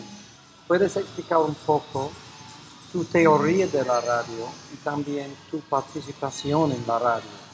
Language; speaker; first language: Spanish; non-native, fluent; English